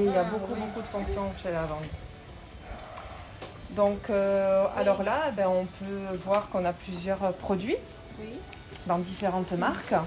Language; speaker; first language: French; native; French